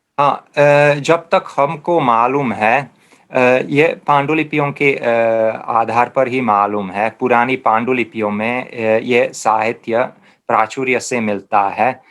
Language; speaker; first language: Hindi; non-native, fluent; Hungarian